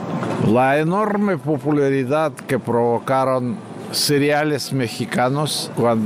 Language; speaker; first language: Spanish; non-native, fluent; Russian